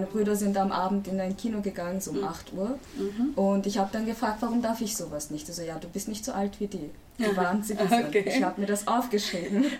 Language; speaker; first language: German; native; German